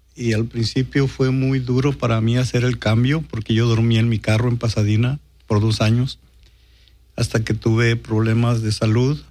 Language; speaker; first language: Spanish; native; Spanish